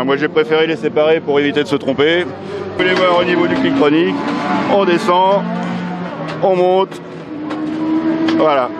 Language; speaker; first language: French; native; French